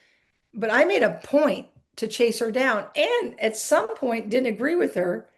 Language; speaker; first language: English; native; English